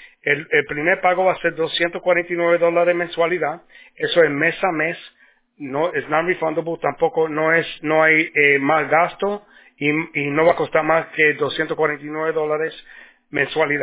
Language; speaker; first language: Spanish; early bilingual, heritage; Spanish